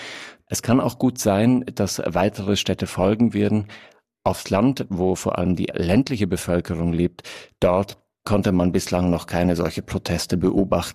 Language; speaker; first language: German; native; German